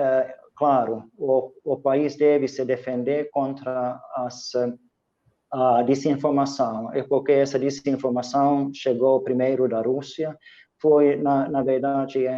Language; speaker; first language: Portuguese; non-native, fluent; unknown